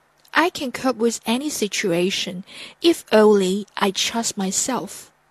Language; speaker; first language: English; non-native, fluent; Chinese